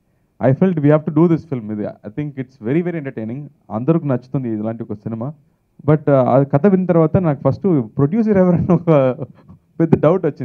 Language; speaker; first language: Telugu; non-native, learner; Tamil